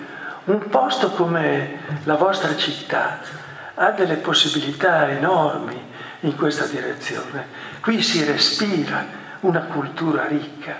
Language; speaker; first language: Italian; native; Italian